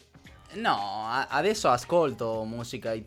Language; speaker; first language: Italian; non-native, learner; Spanish